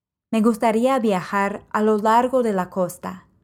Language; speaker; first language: Spanish; non-native, fluent; English